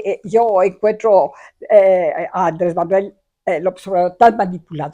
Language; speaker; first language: Spanish; native; Spanish